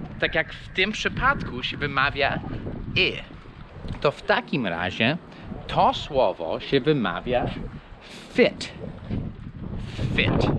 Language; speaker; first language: Polish; non-native, fluent; English